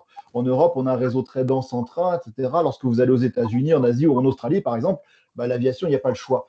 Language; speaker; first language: French; native; French